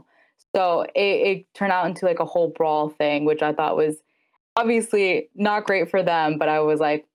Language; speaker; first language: English; native; English